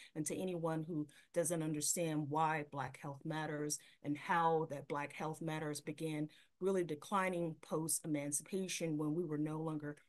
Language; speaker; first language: English; native; English